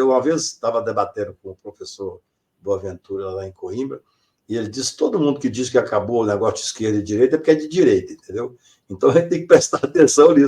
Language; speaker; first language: Portuguese; native; Portuguese